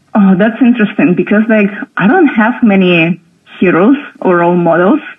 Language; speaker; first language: English; non-native, fluent; Russian